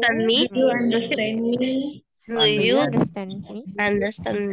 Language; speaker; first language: English; non-native, learner; Indonesian